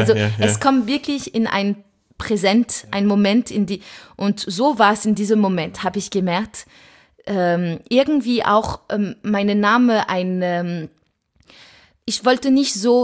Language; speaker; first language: German; non-native, fluent; French